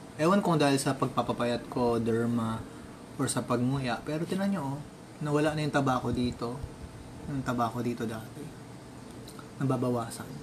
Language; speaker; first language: Filipino; native; Filipino